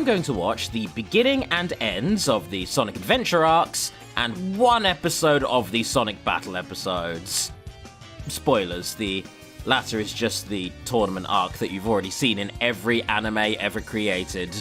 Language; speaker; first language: English; native; English